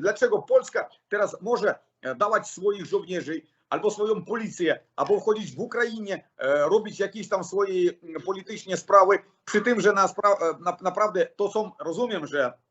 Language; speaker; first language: Polish; non-native, learner; Russian